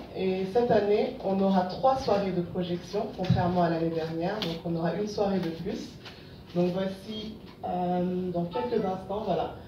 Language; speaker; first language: French; non-native, local second language; Wolof